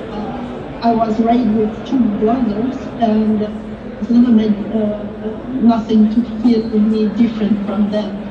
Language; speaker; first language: English; non-native, learner; French